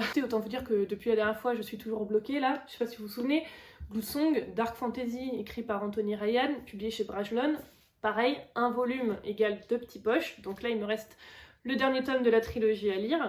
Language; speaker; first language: French; native; French